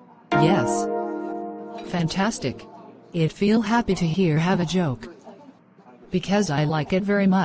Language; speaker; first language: English; non-native, learner; Khmer